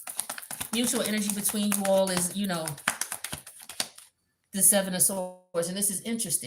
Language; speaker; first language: English; native; English